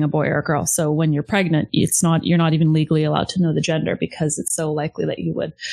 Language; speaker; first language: English; native; English